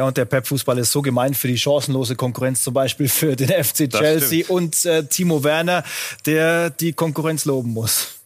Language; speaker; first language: German; native; German